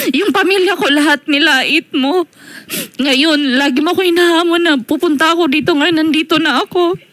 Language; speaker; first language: Filipino; non-native, local second language; Cebuano